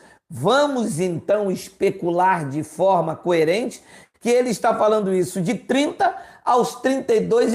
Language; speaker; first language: Portuguese; native; Portuguese